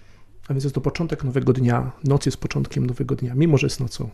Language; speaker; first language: Polish; native; Polish